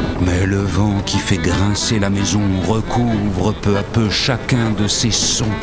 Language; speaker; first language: French; native; French